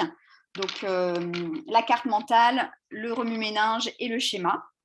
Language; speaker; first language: French; native; French